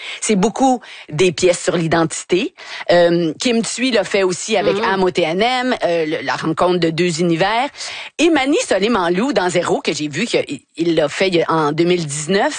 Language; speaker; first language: French; native; French